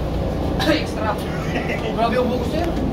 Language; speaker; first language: Filipino; native; Filipino